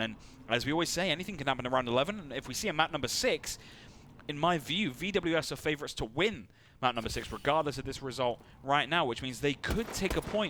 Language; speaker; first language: English; native; English